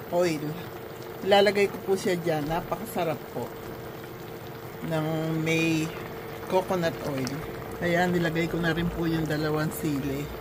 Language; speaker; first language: Filipino; native; Filipino